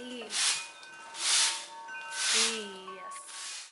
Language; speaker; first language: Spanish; non-native, learner; English